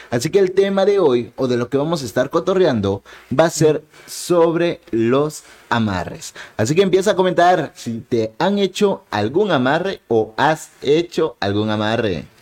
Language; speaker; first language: Spanish; native; Spanish